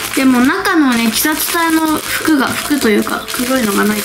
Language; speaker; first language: Japanese; native; Japanese